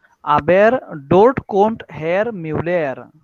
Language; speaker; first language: German; non-native, learner; Marathi